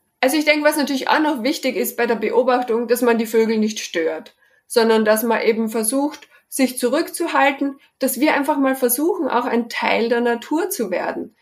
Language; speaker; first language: German; native; German